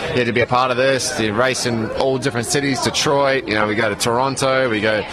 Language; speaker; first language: English; native; English